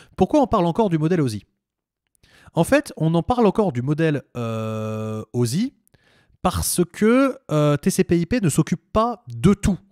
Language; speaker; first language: French; native; French